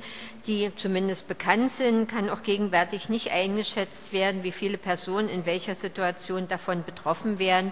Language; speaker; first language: German; native; German